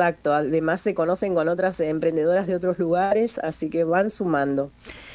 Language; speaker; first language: Spanish; native; Spanish